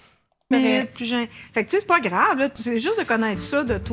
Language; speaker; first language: French; native; French